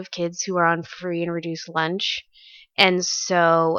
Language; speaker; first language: English; native; English